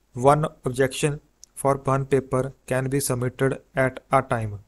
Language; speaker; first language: English; non-native, local second language; Punjabi